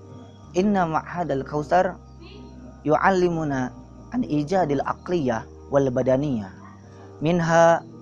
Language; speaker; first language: Arabic; non-native, learner; Indonesian